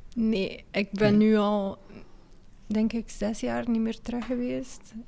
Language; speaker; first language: Dutch; early bilingual, other home language; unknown